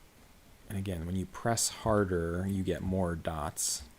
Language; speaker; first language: English; native; English